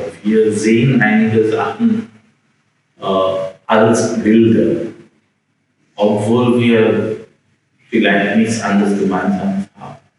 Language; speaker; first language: German; non-native, fluent; English